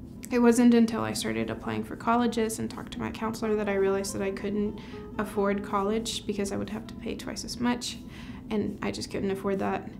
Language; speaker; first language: English; early bilingual, other home language; Spanish